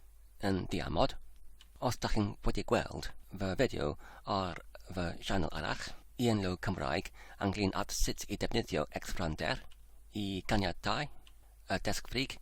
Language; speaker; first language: Welsh; non-native, learner; English